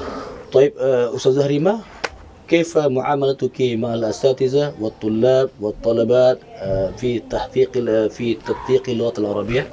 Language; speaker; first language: Arabic; non-native, fluent; Indonesian